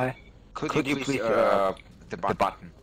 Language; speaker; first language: English; non-native, learner; German